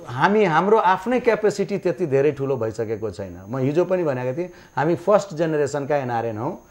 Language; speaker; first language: Nepali; non-native, local second language; Maithili